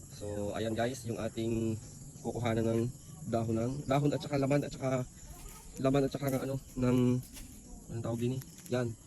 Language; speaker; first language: Filipino; native; Filipino